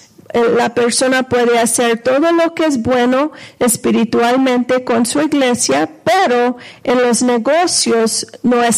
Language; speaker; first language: Spanish; non-native, fluent; English